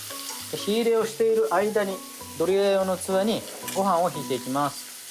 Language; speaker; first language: Japanese; native; Japanese